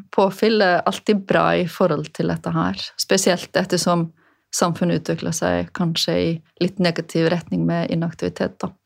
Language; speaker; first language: Norwegian; non-native, fluent; Icelandic